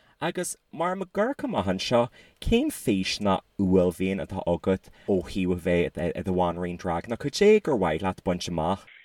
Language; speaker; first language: Irish; native; Irish